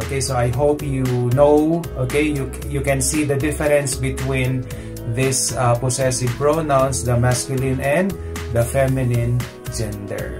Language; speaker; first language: English; non-native, local second language; Filipino